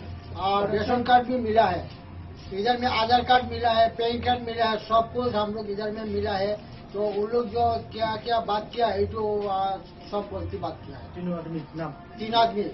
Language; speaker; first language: Hindi; non-native, local second language; Bangla